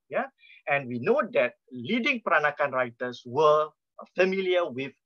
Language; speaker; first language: English; non-native, local second language; Malay